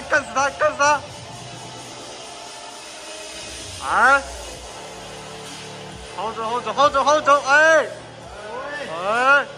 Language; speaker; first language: Chinese; native; Chinese